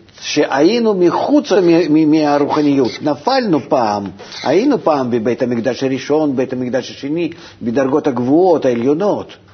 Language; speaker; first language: Hebrew; non-native, fluent; Russian